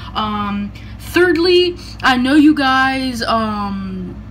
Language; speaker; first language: English; native; English